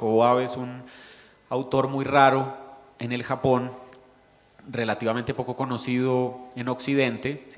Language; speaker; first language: Spanish; native; Spanish